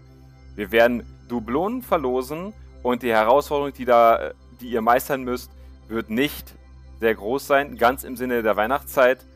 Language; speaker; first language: German; native; German